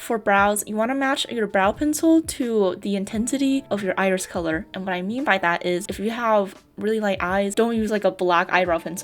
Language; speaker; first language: English; native; English